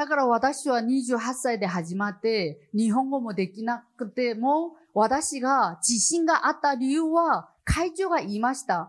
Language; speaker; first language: Japanese; non-native, fluent; Chinese